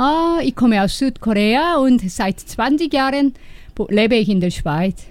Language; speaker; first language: German; non-native, fluent; Korean